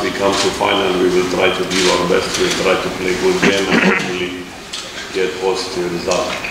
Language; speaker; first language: English; non-native, fluent; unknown